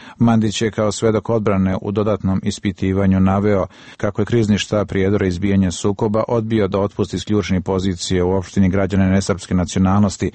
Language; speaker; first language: Croatian; native; Croatian